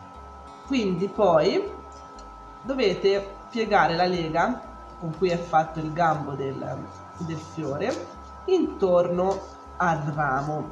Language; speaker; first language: Italian; native; Italian